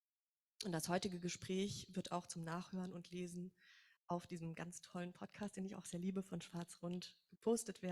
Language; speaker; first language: German; native; German